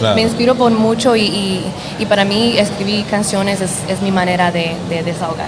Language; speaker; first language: Spanish; early bilingual, heritage; Spanish